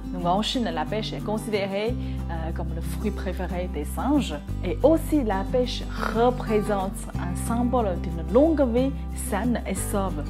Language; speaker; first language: French; non-native, fluent; Chinese